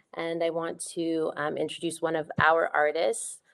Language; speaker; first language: English; native; English